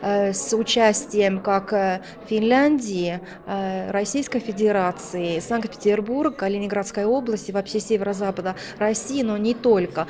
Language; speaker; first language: Russian; native; Russian